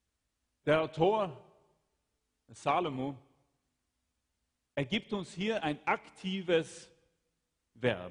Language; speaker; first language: German; non-native, fluent; Swedish